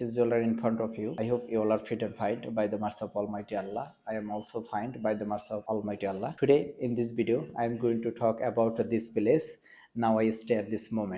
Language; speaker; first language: English; non-native, learner; Bangla